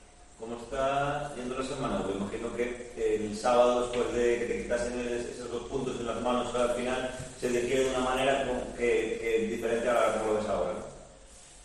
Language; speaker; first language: Spanish; native; Spanish